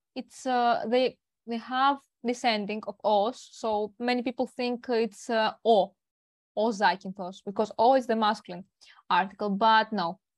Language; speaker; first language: English; non-native, learner; Greek